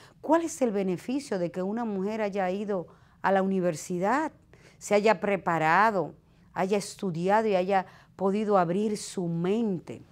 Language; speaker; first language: Spanish; native; Spanish